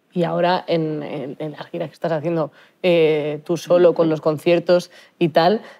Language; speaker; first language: Spanish; native; Spanish